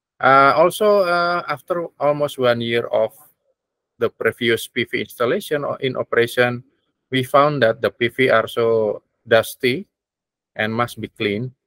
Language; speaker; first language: English; non-native, learner; Indonesian